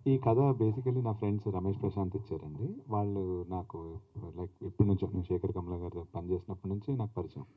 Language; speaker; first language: Telugu; native; Telugu